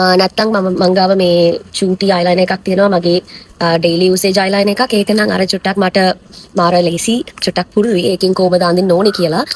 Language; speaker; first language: Sinhala; non-native, local second language; Tamil